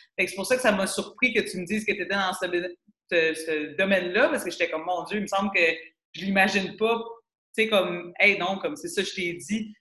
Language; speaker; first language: French; native; French